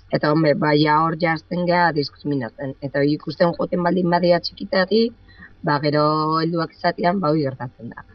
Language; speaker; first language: Basque; non-native, local second language; Spanish